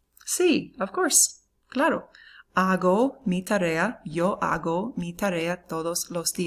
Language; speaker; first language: Spanish; non-native, fluent; English